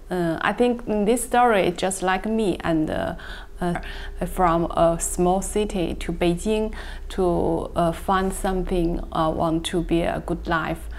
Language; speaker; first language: English; non-native, learner; Chinese